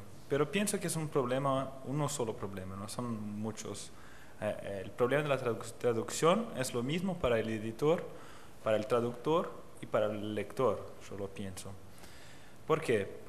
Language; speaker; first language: Spanish; non-native, fluent; Portuguese